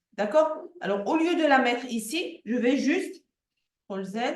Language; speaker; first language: French; non-native, local second language; Arabic